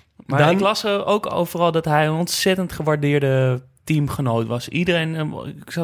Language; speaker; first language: Dutch; native; Dutch